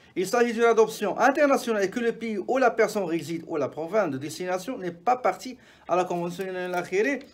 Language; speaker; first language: French; non-native, local second language; Arabic